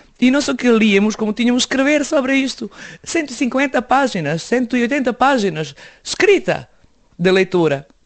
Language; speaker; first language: Portuguese; non-native, fluent; Serbian